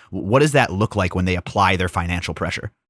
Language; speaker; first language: English; native; English